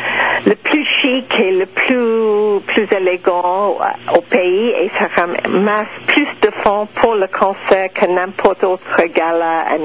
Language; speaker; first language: French; non-native, local second language; English